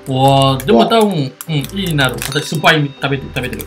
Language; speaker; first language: Japanese; non-native, learner; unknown